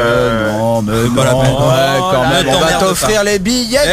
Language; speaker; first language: French; native; French